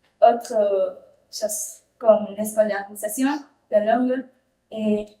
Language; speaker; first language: French; non-native, learner; Spanish